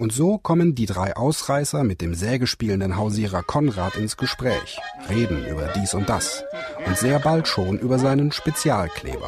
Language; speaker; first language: German; native; German